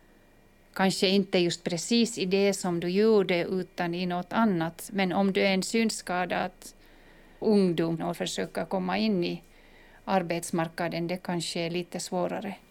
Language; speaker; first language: Swedish; non-native, fluent; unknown